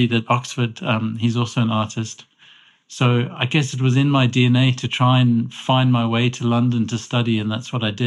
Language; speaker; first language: English; native; English